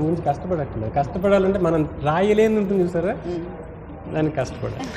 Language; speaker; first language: Telugu; native; Telugu